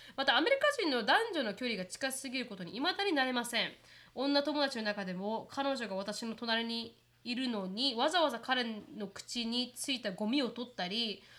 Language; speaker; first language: Japanese; native; Japanese